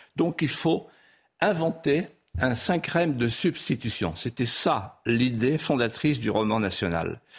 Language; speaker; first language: French; non-native, local second language; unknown